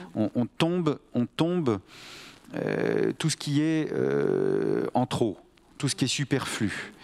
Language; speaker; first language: French; native; French